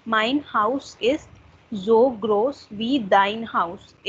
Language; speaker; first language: German; non-native, fluent; Hindi